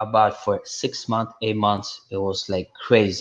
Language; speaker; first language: English; non-native, fluent; Russian